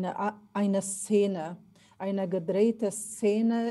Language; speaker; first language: German; non-native, fluent; Polish